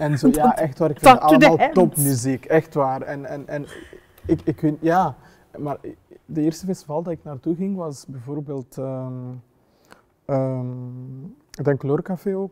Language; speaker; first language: Dutch; non-native, fluent; Kinyarwanda